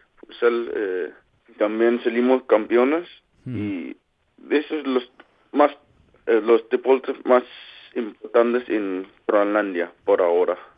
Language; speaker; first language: Spanish; non-native, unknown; Kalaallisut